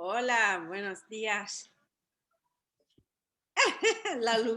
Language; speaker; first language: Spanish; non-native, fluent; English